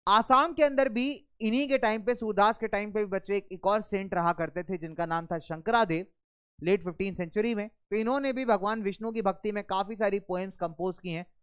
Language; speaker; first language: Hindi; native; Hindi